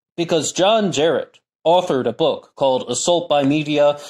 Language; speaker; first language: English; native; English